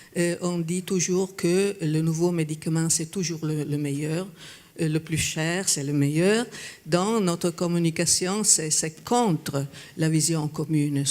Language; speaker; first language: French; non-native, fluent; Italian